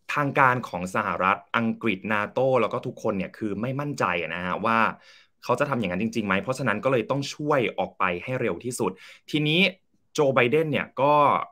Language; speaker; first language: Thai; native; Thai